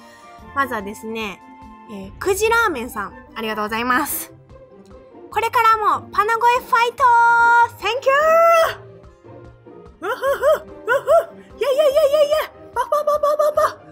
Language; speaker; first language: Japanese; native; Japanese